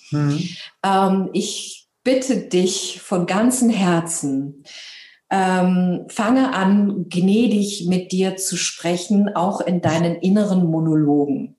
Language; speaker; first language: German; native; German